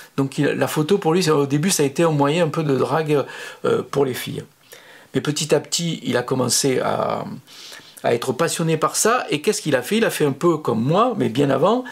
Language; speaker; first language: French; native; French